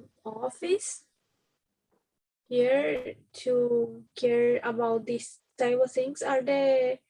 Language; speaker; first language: English; non-native, learner; Spanish